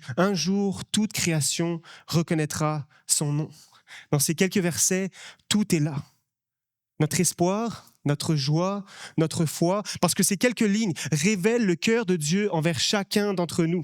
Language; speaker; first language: French; native; French